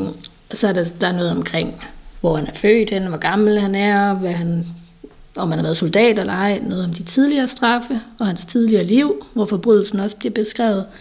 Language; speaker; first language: Danish; native; Danish